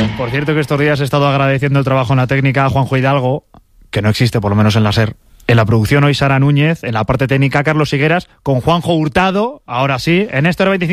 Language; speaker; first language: Spanish; native; Spanish